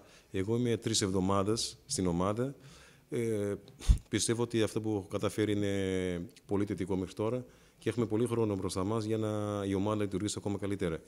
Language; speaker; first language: Greek; non-native, fluent; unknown